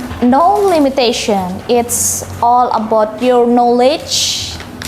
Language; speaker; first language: English; non-native, learner; Indonesian